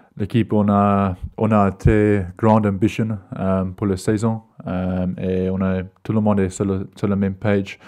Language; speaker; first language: French; non-native, learner; English